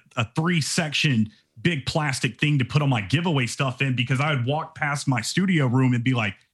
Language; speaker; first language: English; native; English